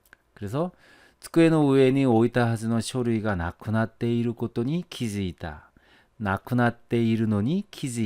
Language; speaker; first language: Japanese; non-native, fluent; Korean